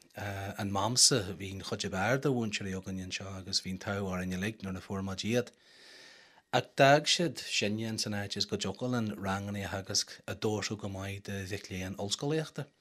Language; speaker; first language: Irish; non-native, local second language; English